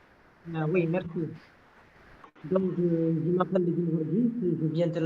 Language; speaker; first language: French; non-native, learner; Malayalam